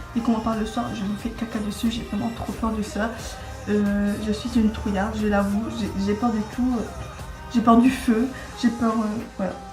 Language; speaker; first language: French; native; French